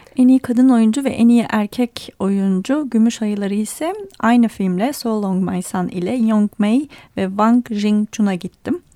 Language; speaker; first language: Turkish; native; Turkish